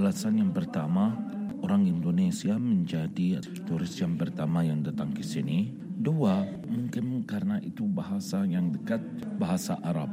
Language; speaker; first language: Indonesian; non-native, fluent; Arabic